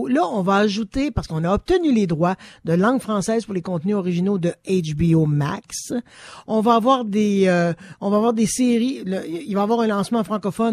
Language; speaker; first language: French; native; French